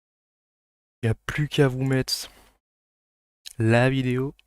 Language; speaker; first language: French; native; French